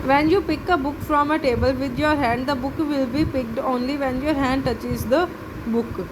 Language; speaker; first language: English; non-native, local second language; Punjabi